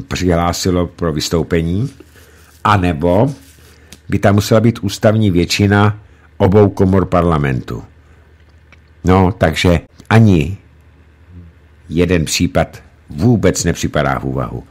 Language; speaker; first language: Czech; native; Czech